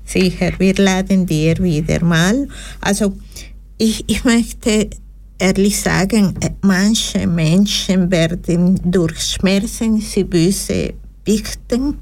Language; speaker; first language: German; non-native, fluent; Spanish